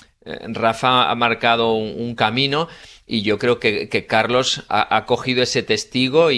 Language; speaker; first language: Spanish; native; Spanish